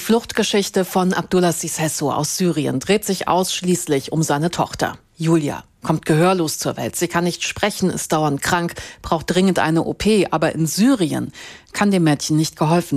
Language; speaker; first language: German; native; German